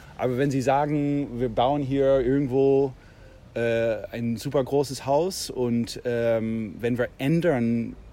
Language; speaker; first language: German; non-native, fluent; English